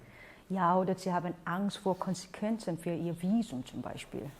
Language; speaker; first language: German; non-native, fluent; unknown